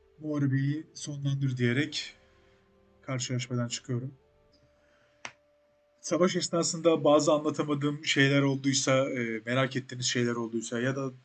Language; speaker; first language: Turkish; native; Turkish